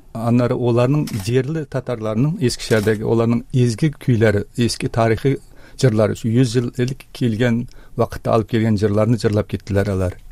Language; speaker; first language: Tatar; early bilingual, heritage; Tatar